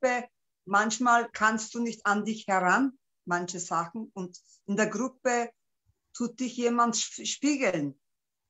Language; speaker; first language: German; non-native, local second language; Turkish